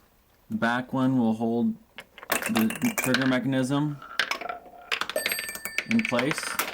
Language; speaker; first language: English; native; English